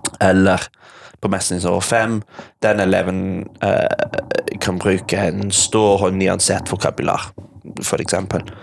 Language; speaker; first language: Norwegian; non-native, fluent; English